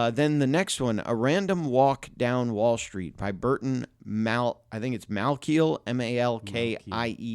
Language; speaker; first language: English; native; English